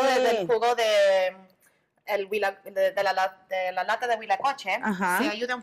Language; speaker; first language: Spanish; early bilingual, heritage; Spanish